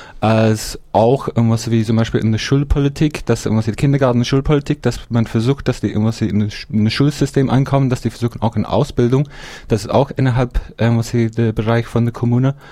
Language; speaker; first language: German; non-native, fluent; English